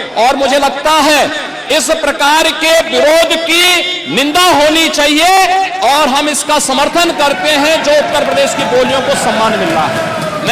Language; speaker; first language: Hindi; native; Hindi